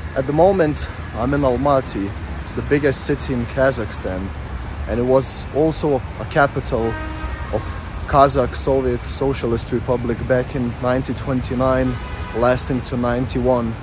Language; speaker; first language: English; non-native, fluent; Lithuanian